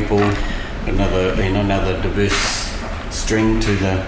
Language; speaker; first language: English; native; English